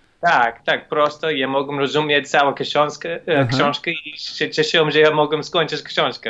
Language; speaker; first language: Polish; non-native, learner; English